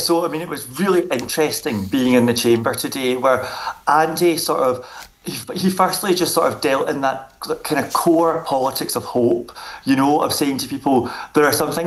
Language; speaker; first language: English; native; English